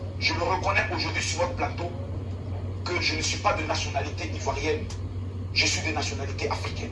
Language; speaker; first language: French; native; French